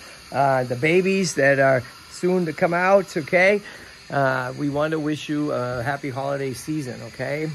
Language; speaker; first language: English; native; English